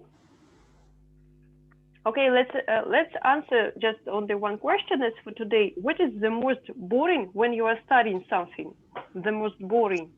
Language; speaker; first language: English; non-native, fluent; Russian